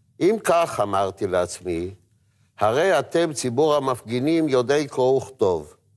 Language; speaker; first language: Hebrew; native; Hebrew